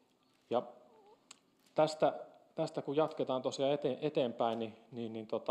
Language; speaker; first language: Finnish; native; Finnish